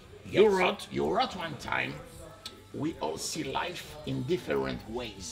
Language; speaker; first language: English; non-native, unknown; French